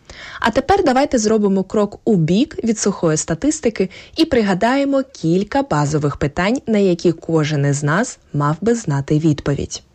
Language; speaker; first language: Ukrainian; native; Ukrainian